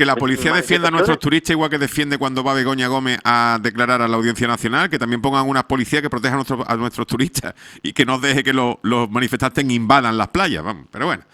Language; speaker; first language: Spanish; native; Spanish